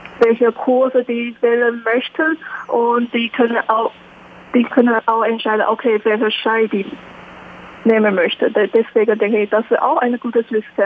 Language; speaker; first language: German; non-native, learner; Chinese